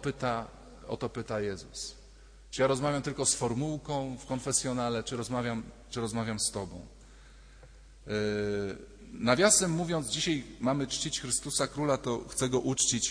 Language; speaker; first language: Polish; native; Polish